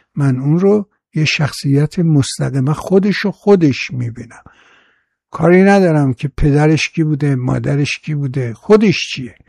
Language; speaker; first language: Persian; native; Persian